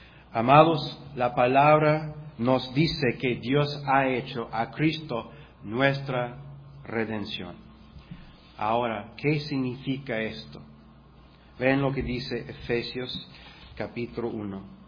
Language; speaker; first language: Spanish; non-native, fluent; English